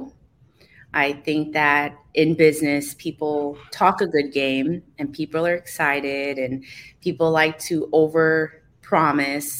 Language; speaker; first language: English; native; English